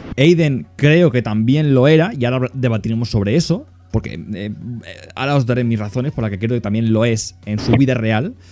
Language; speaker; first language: Spanish; native; Spanish